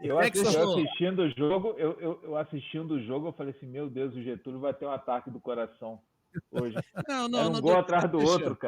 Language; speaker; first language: Portuguese; native; Portuguese